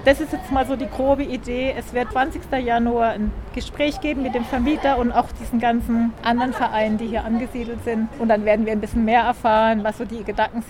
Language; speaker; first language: German; native; German